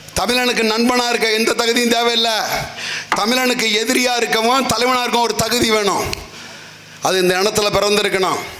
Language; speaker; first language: Tamil; native; Tamil